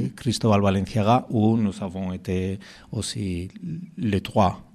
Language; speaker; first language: French; non-native, learner; Spanish